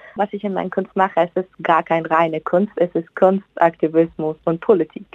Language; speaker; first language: German; non-native, fluent; Persian